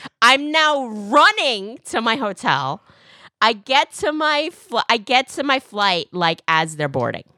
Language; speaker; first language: English; early bilingual, other home language; Korean